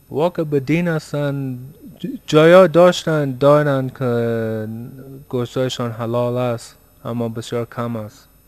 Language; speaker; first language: Persian; early bilingual, heritage; Persian